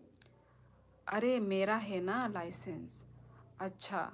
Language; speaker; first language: Hindi; non-native, local second language; Kok Borok